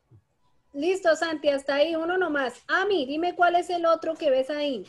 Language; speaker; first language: Spanish; native; Spanish